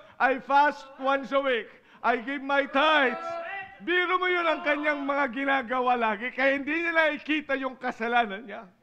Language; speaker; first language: Filipino; non-native, local second language; Iloko